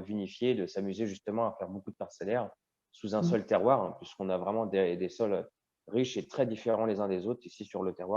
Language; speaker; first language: French; native; French